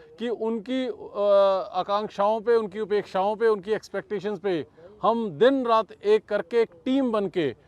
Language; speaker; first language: Hindi; non-native, local second language; Punjabi